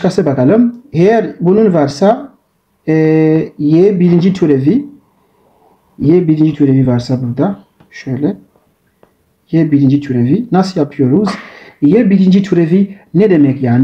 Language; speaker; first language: Turkish; non-native, learner; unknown